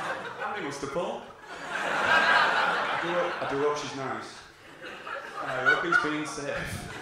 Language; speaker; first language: English; native; English